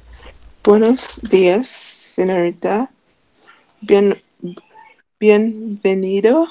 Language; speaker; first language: Spanish; non-native, learner; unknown